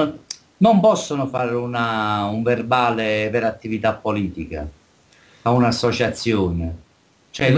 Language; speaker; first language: Italian; native; Italian